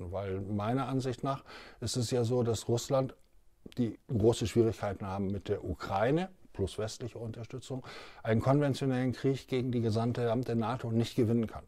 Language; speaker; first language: German; native; German